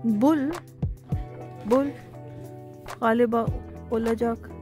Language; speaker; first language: Turkish; non-native, learner; Urdu